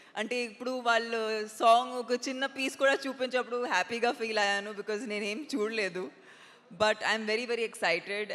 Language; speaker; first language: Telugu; non-native, fluent; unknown